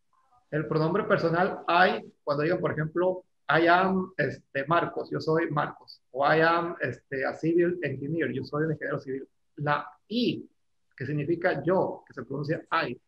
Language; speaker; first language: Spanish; native; Spanish